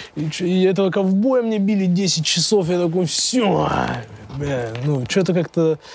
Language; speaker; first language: Russian; native; Russian